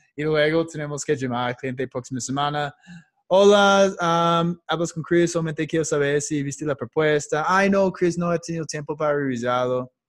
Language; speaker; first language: Spanish; non-native, fluent; English